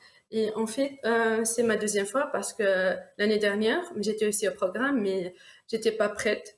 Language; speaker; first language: French; non-native, local second language; Arabic